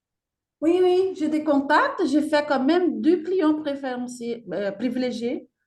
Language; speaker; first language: French; non-native, fluent; Portuguese